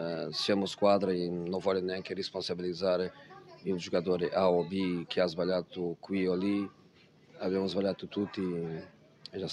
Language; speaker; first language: Italian; non-native, fluent; Portuguese